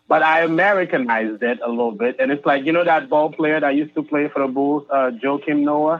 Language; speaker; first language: English; non-native, fluent; Haitian Creole